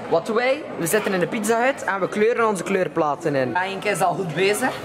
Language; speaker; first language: Dutch; native; Dutch